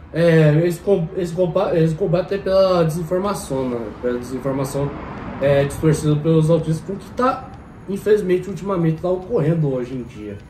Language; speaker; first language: Portuguese; native; Portuguese